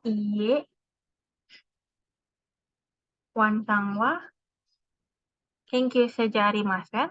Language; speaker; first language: Japanese; non-native, fluent; Indonesian